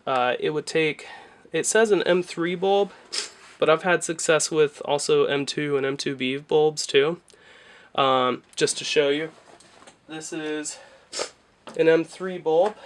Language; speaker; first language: English; native; English